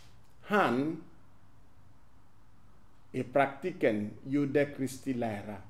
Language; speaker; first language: Swedish; non-native, fluent; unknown